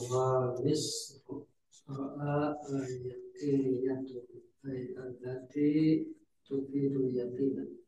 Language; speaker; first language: Arabic; non-native, learner; Indonesian